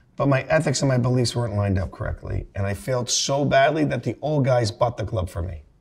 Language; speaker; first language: English; native; English